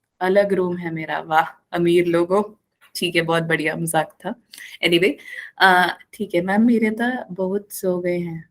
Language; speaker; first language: Hindi; non-native, local second language; Malayalam